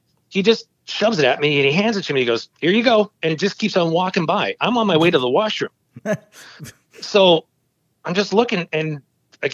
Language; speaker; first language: English; native; English